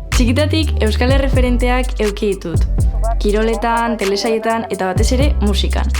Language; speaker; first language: Basque; non-native, local second language; Spanish